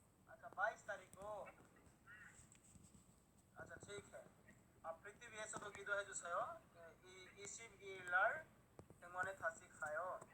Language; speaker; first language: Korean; non-native, learner; Hindi